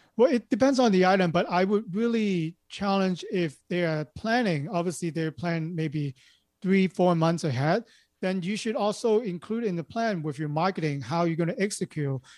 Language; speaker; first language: English; non-native, local second language; Cantonese